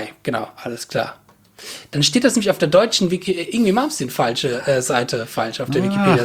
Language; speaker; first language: German; native; German